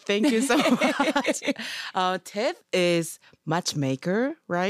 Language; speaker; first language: English; non-native, learner; Japanese